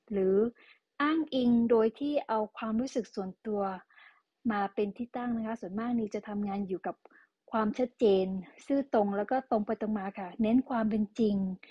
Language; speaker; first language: Thai; native; Thai